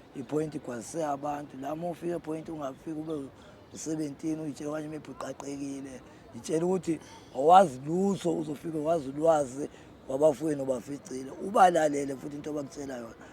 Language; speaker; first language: Zulu; non-native, local second language; Xhosa